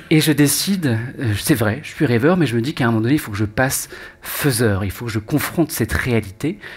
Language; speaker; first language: French; native; French